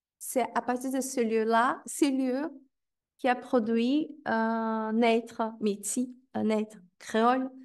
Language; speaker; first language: French; non-native, fluent; Portuguese